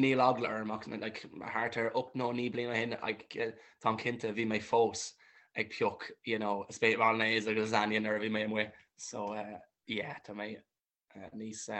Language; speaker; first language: Irish; non-native, local second language; English